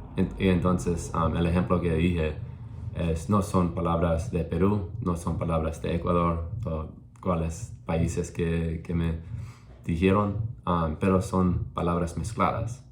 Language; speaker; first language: Spanish; non-native, learner; English